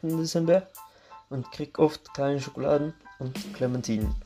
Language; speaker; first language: German; non-native, learner; Norwegian